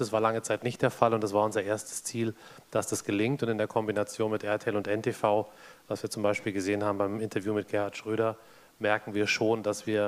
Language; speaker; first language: German; native; German